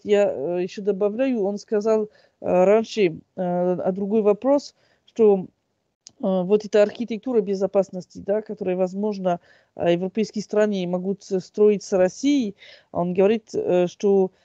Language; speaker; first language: Russian; non-native, fluent; French